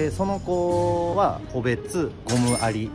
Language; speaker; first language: Japanese; native; Japanese